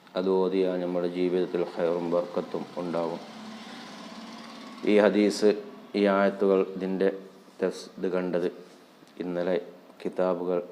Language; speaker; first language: Malayalam; native; Malayalam